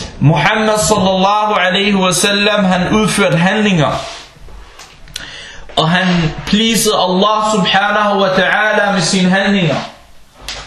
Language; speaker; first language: Danish; non-native, fluent; Arabic